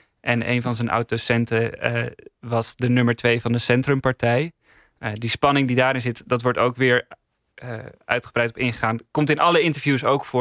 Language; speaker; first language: Dutch; native; Dutch